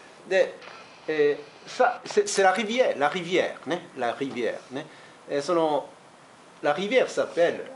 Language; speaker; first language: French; non-native, fluent; Japanese